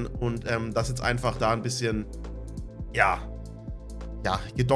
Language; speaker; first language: German; native; German